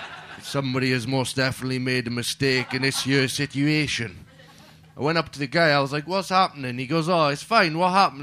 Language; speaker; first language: English; native; English